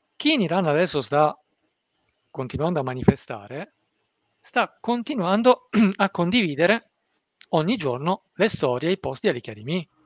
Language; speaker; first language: Italian; early bilingual, other home language; Persian